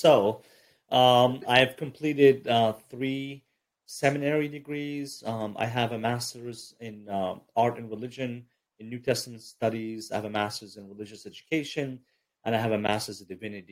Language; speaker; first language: English; early bilingual, other home language; Arabic